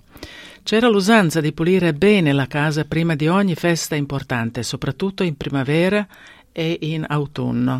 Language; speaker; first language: Italian; non-native, fluent; Bosnian